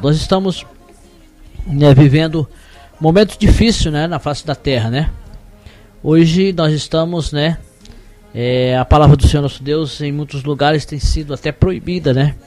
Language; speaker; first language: Portuguese; native; Portuguese